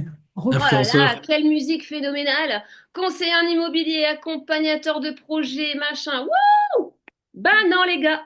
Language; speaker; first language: French; native; French